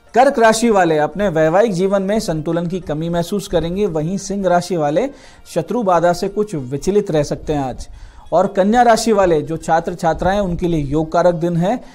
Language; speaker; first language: Hindi; native; Hindi